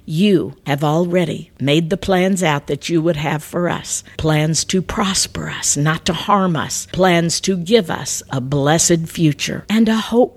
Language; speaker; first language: English; native; English